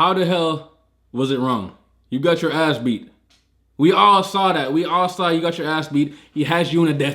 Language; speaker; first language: English; native; English